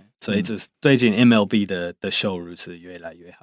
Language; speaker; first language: Chinese; non-native, fluent; English